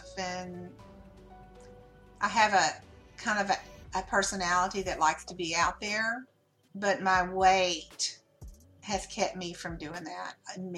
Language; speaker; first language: English; native; English